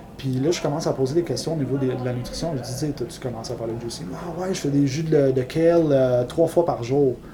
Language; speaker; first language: French; non-native, local second language; English